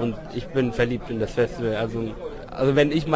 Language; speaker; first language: German; early bilingual, other home language; Turkish